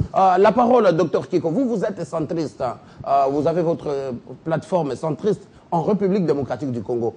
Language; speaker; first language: French; non-native, local second language; Lingala